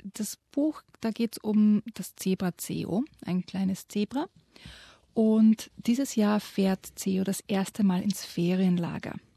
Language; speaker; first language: German; native; German